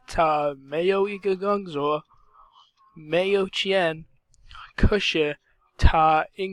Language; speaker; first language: Chinese; non-native, learner; English